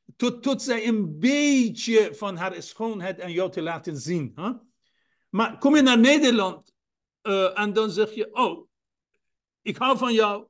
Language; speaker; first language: Dutch; non-native, fluent; Persian